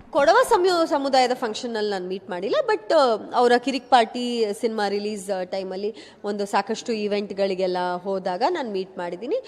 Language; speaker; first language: Kannada; non-native, local second language; Kodava